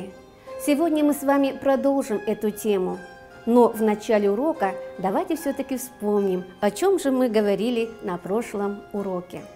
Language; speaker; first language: Russian; non-native, local second language; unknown